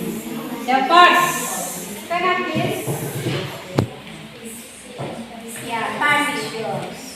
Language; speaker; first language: English; non-native, learner; Indonesian